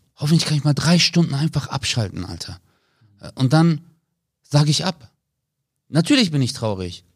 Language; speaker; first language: German; early bilingual, other home language; Turkish